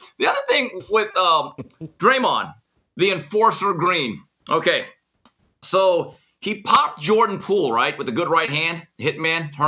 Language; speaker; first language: English; native; English